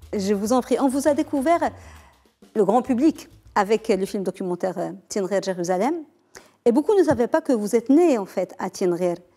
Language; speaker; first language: French; non-native, local second language; Arabic